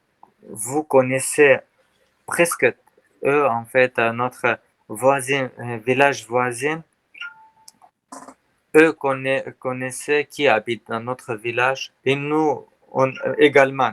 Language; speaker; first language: French; non-native, learner; Armenian